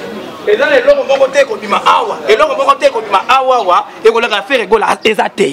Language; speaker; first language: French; non-native, local second language; Lingala